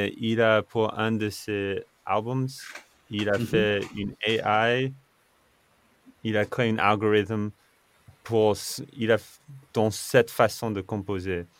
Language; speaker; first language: French; non-native, fluent; English